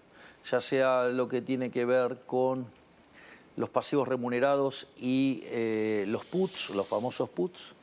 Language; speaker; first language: Spanish; native; Spanish